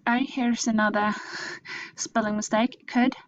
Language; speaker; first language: English; non-native, fluent; Norwegian